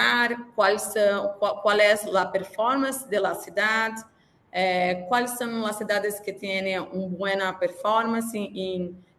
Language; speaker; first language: Spanish; non-native, learner; Portuguese